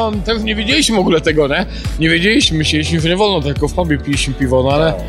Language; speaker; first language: Polish; native; Polish